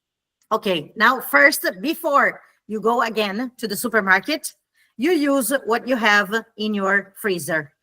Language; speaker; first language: English; non-native, fluent; Italian